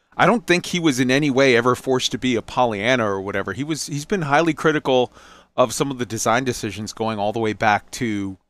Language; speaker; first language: English; native; English